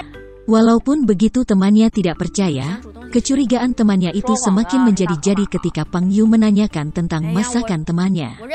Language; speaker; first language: Indonesian; native; Indonesian